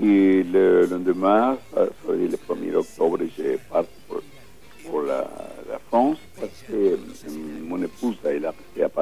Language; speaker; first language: French; non-native, fluent; Spanish